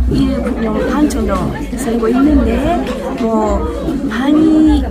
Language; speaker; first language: Korean; non-native, learner; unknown